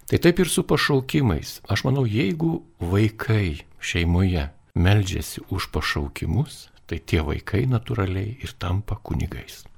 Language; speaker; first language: Lithuanian; native; Lithuanian